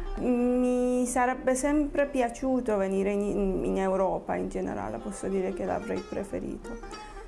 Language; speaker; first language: Italian; non-native, fluent; Persian